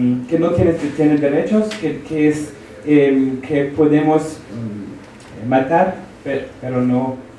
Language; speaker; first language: Spanish; non-native, fluent; French